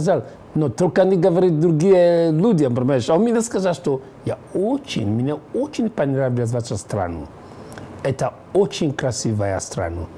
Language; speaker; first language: Russian; non-native, learner; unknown